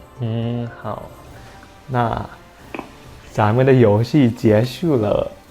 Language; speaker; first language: Chinese; non-native, fluent; Thai